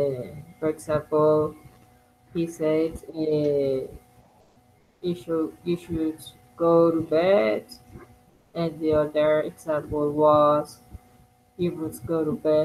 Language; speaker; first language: English; non-native, learner; Spanish